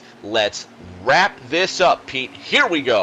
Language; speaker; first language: English; native; English